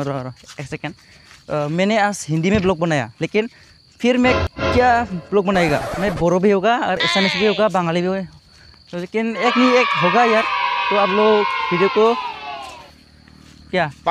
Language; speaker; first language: Hindi; non-native, local second language; Bodo